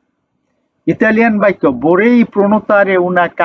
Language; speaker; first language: Italian; non-native, learner; Bangla